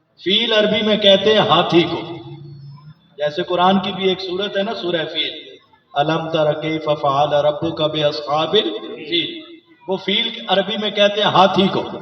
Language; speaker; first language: Urdu; non-native, local second language; Punjabi